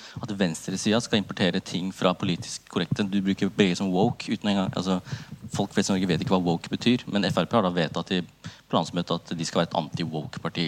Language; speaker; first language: Norwegian; early bilingual, other home language; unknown